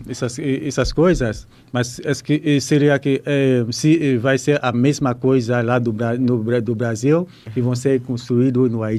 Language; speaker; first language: Portuguese; non-native, learner; Haitian Creole